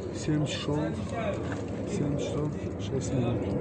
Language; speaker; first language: Russian; non-native, local second language; Azerbaijani